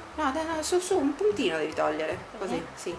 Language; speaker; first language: Italian; native; Italian